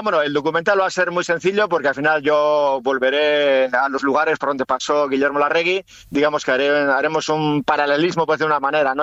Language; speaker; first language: Spanish; native; Spanish